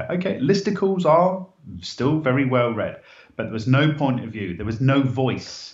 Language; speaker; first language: English; native; English